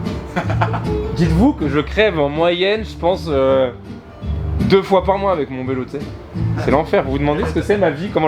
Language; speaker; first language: French; native; French